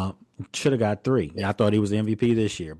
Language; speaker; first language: English; native; English